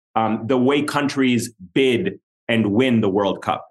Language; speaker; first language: English; non-native, fluent; Arabic